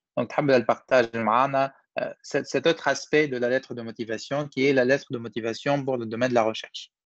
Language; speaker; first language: French; non-native, local second language; Arabic